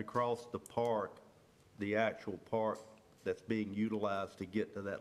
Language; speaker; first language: English; native; English